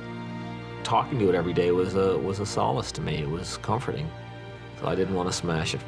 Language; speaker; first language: English; native; English